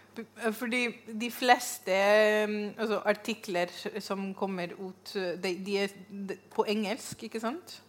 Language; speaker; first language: Norwegian; non-native, fluent; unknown